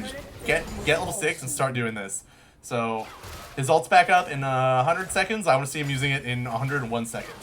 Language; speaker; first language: English; native; English